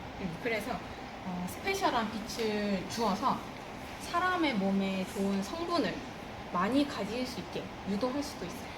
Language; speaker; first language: Korean; native; Korean